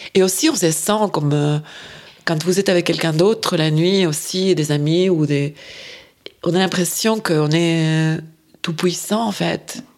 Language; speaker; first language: French; non-native, fluent; Spanish